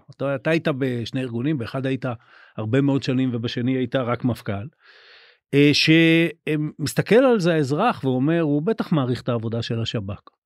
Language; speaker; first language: Hebrew; native; Hebrew